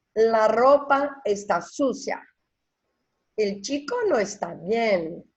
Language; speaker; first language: Spanish; non-native, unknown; Portuguese